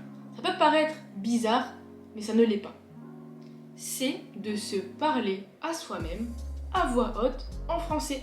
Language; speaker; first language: French; native; French